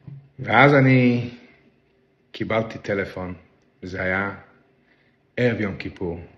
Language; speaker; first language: Hebrew; non-native, local second language; Yiddish